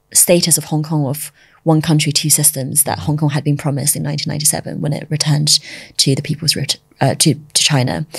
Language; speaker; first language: English; early bilingual, other home language; Chinese